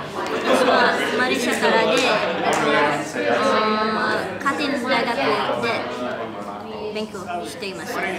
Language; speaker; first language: Japanese; non-native, learner; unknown